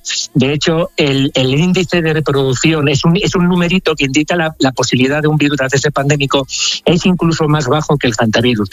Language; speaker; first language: Spanish; native; Spanish